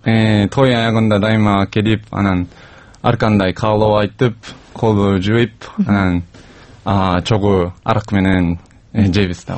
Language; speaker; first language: Kyrgyz; non-native, fluent; Japanese